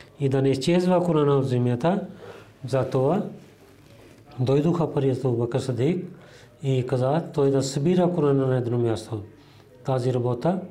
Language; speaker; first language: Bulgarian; non-native, fluent; Urdu